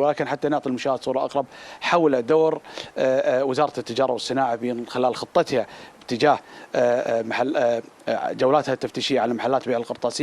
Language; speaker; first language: Arabic; native; Arabic